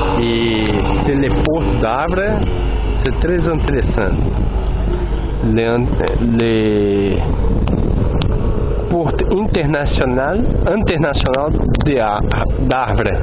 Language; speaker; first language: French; non-native, learner; Portuguese